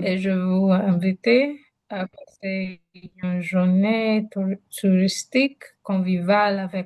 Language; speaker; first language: French; non-native, learner; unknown